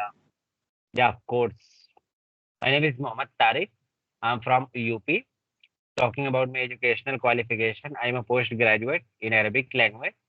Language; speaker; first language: English; non-native, learner; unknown